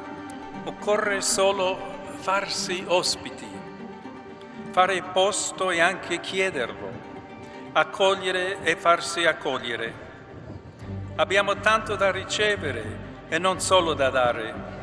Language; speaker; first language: Italian; non-native, fluent; English